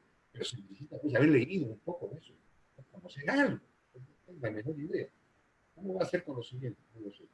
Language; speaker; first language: Spanish; native; Spanish